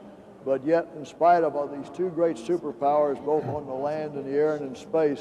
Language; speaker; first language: English; native; English